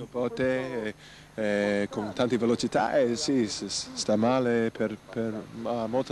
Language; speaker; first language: Italian; non-native, learner; English